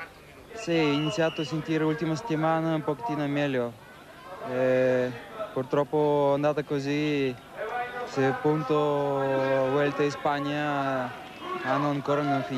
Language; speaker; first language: Italian; non-native, learner; Russian